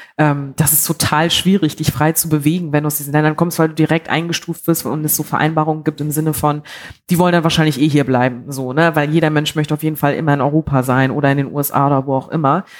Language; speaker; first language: German; early bilingual, other home language; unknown